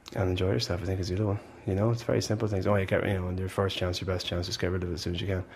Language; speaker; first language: English; native; English